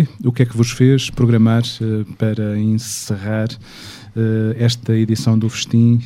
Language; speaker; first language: Portuguese; native; Portuguese